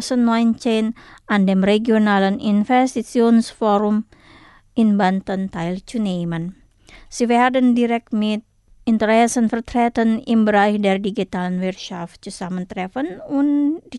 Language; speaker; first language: German; non-native, fluent; Indonesian